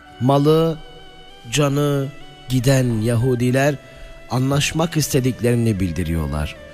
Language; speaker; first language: Turkish; native; Turkish